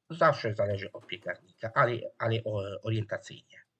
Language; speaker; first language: Polish; non-native, fluent; Italian